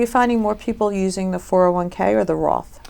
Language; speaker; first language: English; native; English